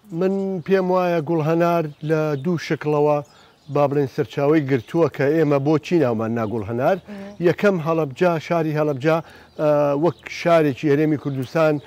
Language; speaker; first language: Central Kurdish; native; Central Kurdish